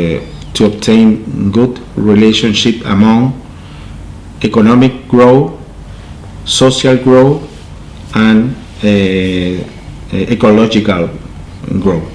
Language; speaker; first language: English; non-native, learner; Spanish